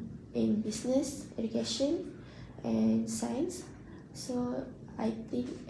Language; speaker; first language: English; non-native, learner; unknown